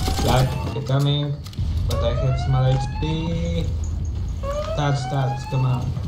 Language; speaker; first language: English; non-native, learner; Polish